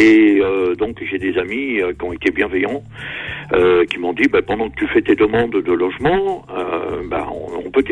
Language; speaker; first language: French; native; French